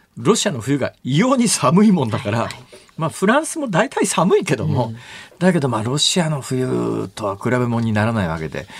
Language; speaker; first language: Japanese; native; Japanese